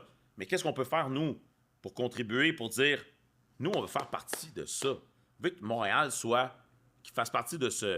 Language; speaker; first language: French; native; French